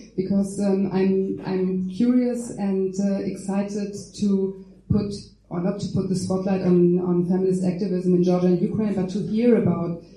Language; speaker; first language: English; non-native, fluent; Ukrainian